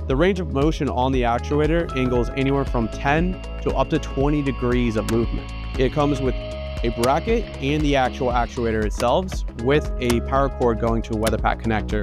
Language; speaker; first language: English; native; English